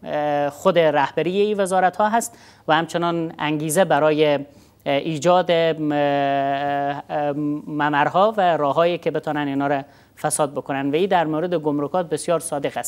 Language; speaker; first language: Persian; native; Persian